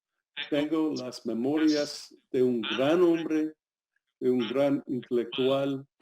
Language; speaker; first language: Spanish; non-native, fluent; English